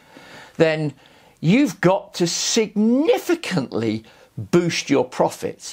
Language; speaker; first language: English; native; English